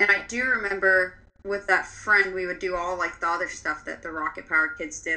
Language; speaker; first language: English; early bilingual, other home language; Polish